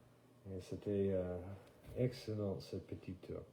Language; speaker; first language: French; non-native, fluent; English